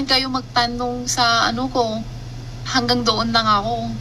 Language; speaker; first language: Filipino; non-native, learner; Chinese